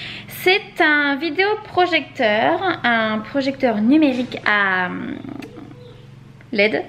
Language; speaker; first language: French; native; French